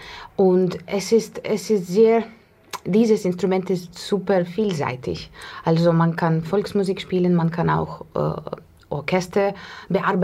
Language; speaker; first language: German; non-native, learner; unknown